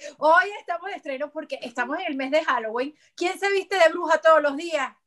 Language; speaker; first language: Spanish; native; Spanish